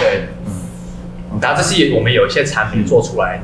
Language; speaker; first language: Chinese; native; Chinese